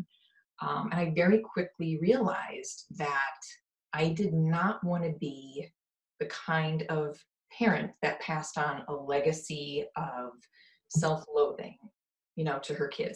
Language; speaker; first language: English; native; English